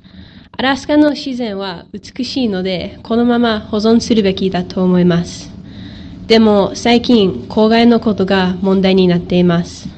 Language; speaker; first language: Japanese; non-native, learner; English